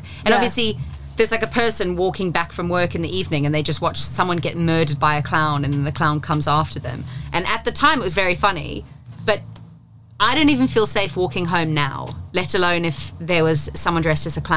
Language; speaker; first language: English; native; English